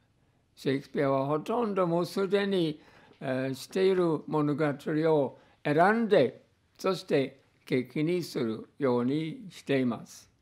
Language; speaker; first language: Japanese; non-native, fluent; English